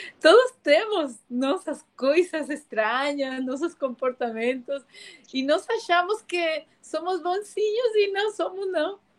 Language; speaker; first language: Portuguese; non-native, learner; Spanish